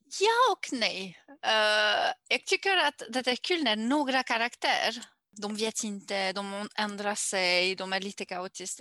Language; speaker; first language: Swedish; non-native, learner; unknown